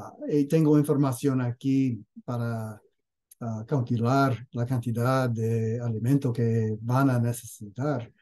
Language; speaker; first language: Spanish; non-native, fluent; English